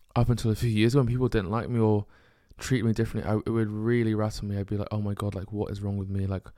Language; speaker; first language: English; native; English